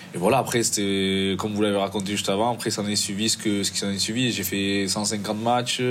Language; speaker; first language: French; native; French